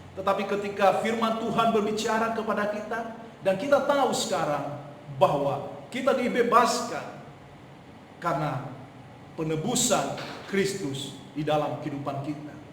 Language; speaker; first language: Indonesian; non-native, local second language; Nias